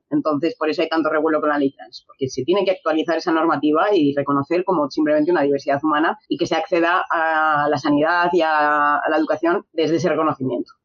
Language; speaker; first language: Spanish; native; Spanish